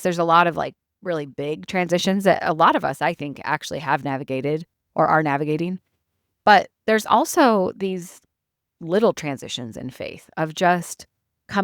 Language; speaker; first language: English; native; English